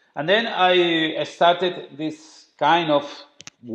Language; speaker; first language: English; non-native, fluent; Spanish